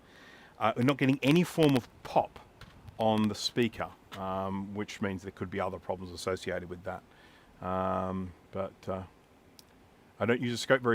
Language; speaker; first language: English; native; English